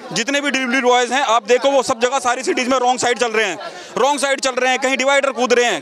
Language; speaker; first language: Hindi; native; Hindi